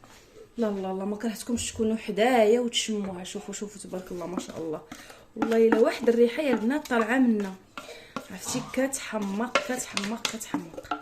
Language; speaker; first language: Arabic; native; Arabic